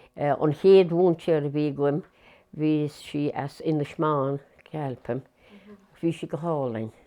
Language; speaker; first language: Irish; native; Irish